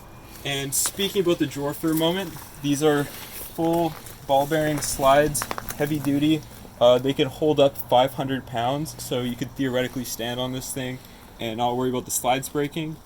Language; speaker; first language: English; native; English